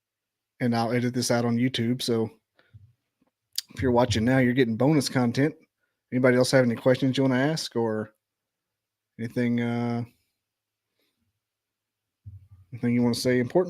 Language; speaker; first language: English; native; English